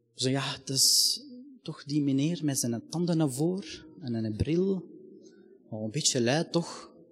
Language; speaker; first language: Dutch; non-native, fluent; Arabic